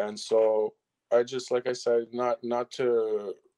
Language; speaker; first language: English; early bilingual, other home language; French